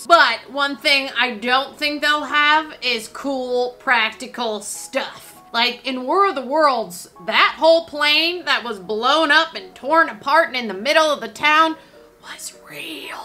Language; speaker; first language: English; native; English